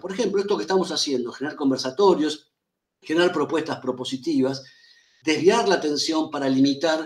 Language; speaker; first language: Spanish; native; Spanish